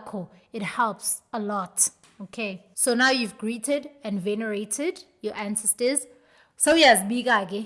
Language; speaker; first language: English; non-native, local second language; Zulu